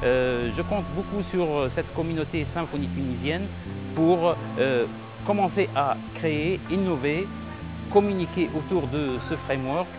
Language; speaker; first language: French; non-native, local second language; Arabic